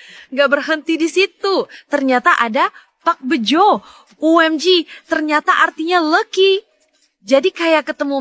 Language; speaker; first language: Indonesian; non-native, fluent; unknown